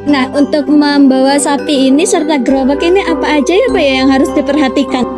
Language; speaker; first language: Indonesian; native; Indonesian